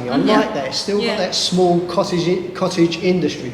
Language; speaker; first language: English; native; English